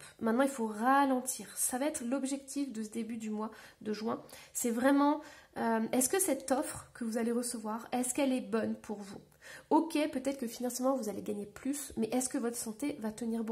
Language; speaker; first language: French; native; French